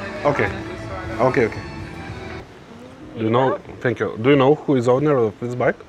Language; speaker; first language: English; non-native, learner; Lithuanian